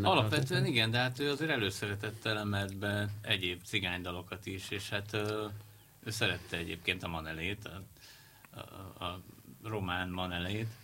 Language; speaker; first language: Hungarian; native; Hungarian